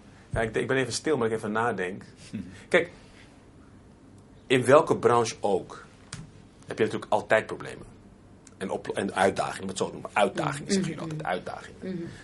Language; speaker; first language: Dutch; native; Dutch